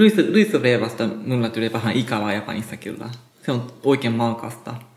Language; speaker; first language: Finnish; non-native, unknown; Japanese